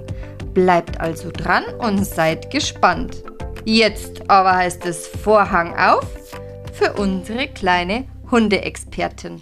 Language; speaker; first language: German; native; German